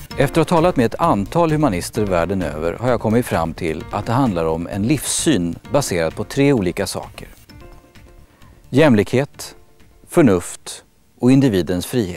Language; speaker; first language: Swedish; native; Swedish